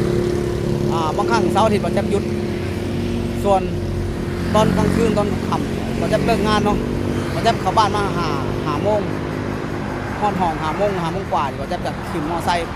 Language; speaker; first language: Thai; non-native, local second language; Northeastern Thai